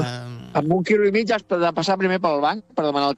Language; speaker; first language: Catalan; native; Catalan